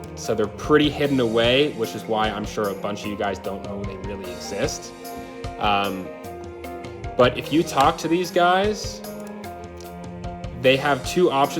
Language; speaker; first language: English; native; English